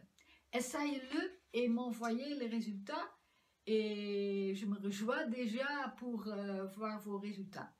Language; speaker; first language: French; non-native, fluent; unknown